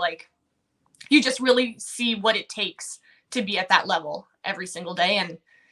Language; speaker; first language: English; native; English